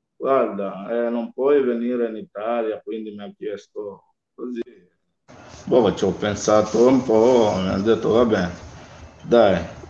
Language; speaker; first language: Italian; non-native, fluent; Swahili